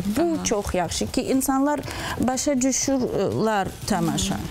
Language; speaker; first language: Azerbaijani; non-native, learner; Russian